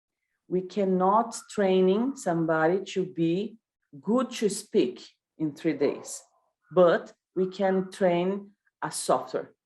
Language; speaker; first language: English; non-native, learner; Portuguese